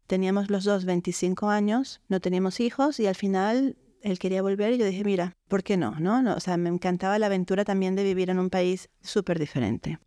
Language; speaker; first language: Spanish; native; Spanish